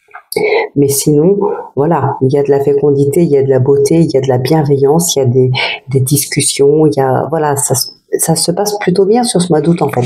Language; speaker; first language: French; native; French